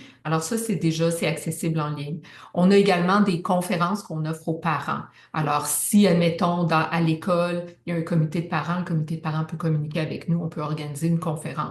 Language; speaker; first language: French; native; French